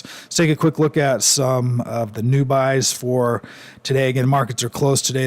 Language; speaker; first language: English; native; English